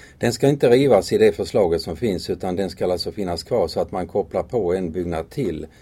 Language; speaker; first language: Swedish; native; Swedish